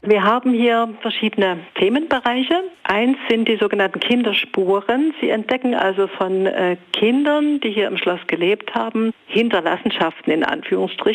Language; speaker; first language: German; native; German